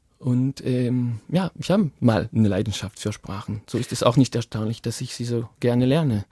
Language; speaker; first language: German; non-native, fluent; French